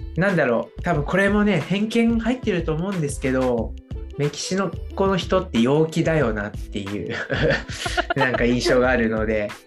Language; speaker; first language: Japanese; native; Japanese